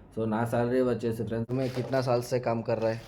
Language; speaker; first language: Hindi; non-native, local second language; Telugu